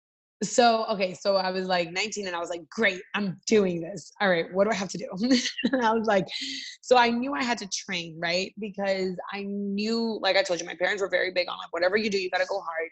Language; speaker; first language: English; early bilingual, other home language; Spanish